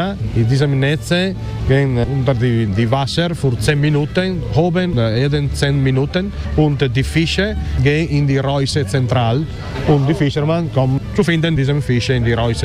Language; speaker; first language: German; non-native, learner; Italian